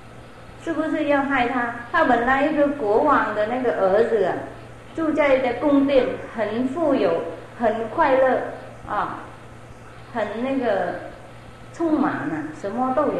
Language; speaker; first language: Chinese; non-native, fluent; Vietnamese